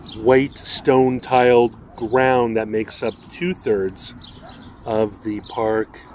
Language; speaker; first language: English; native; English